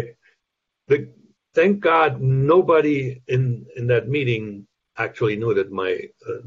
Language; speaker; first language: English; non-native, fluent; German